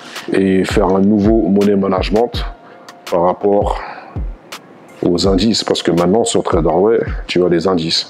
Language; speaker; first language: French; native; French